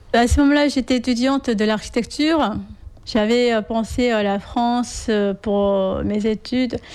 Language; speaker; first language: French; non-native, fluent; Korean